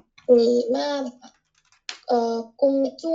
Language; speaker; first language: Chinese; non-native, learner; Vietnamese